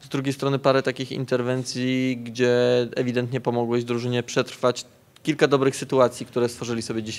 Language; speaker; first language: Polish; native; Polish